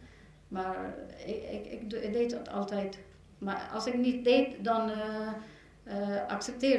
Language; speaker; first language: Dutch; non-native, learner; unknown